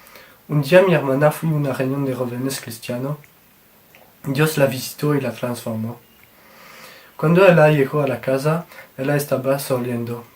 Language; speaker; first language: Spanish; non-native, learner; French